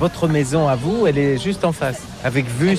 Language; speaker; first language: French; native; French